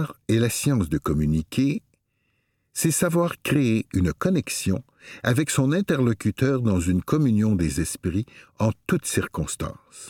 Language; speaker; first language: French; native; French